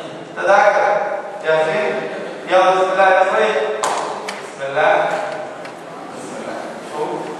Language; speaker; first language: Arabic; native; Arabic